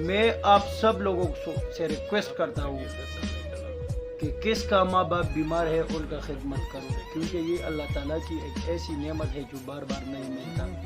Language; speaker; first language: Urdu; non-native, local second language; Pashto